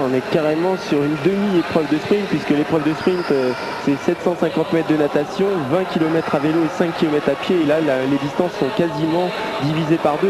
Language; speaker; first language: French; native; French